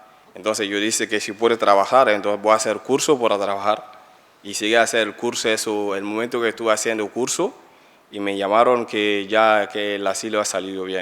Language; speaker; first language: Spanish; non-native, learner; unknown